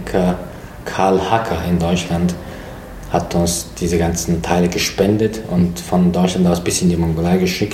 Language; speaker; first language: German; non-native, fluent; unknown